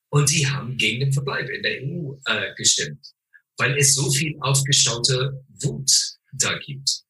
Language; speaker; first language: German; non-native, fluent; English